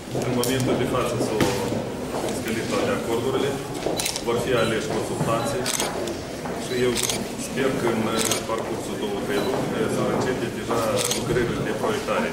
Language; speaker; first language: Romanian; non-native, local second language; Russian